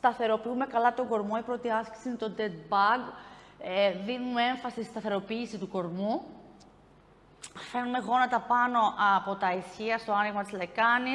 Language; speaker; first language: Greek; native; Greek